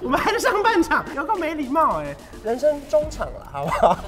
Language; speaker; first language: Chinese; native; Chinese